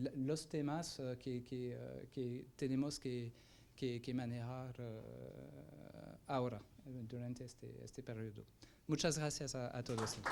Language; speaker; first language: Spanish; non-native, fluent; French